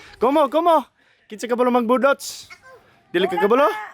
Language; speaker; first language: Cebuano; non-native, learner; English